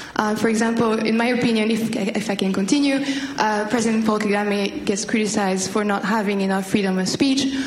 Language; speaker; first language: English; non-native, local second language; Kinyarwanda